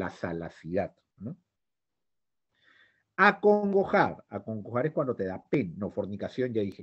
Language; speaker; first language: Spanish; native; Spanish